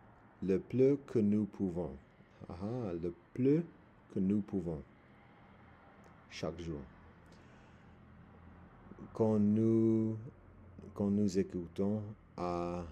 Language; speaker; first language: French; non-native, learner; English